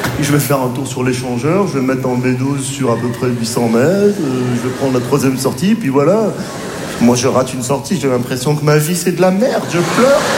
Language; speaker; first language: French; native; French